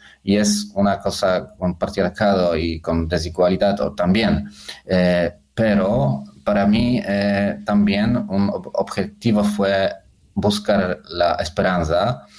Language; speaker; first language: Spanish; non-native, fluent; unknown